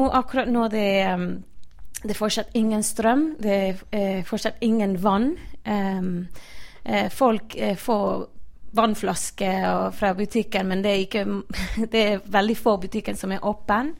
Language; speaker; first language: Norwegian; non-native, fluent; Spanish